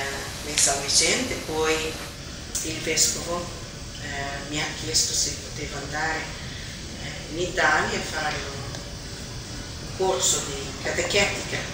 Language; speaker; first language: Italian; non-native, fluent; Kabuverdianu